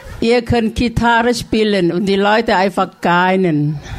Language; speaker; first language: German; non-native, fluent; Thai